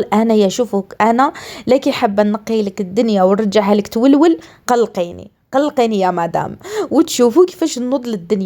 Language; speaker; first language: Arabic; native; Arabic